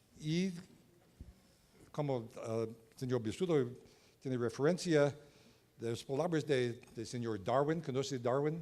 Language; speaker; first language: Spanish; non-native, learner; English